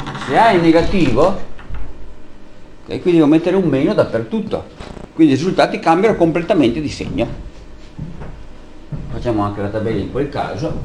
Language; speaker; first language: Italian; native; Italian